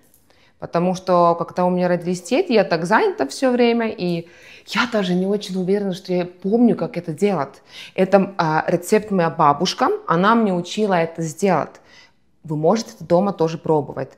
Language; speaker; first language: Russian; non-native, fluent; Estonian